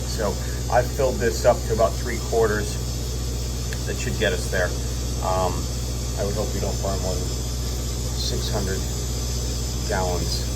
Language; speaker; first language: English; native; English